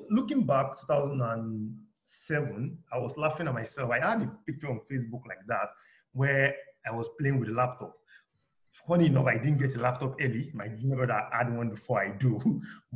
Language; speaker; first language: English; non-native, local second language; Yoruba